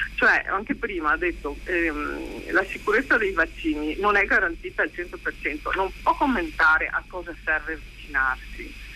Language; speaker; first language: Italian; native; Italian